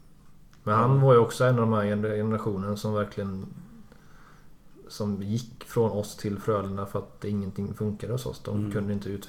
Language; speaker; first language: Swedish; native; Swedish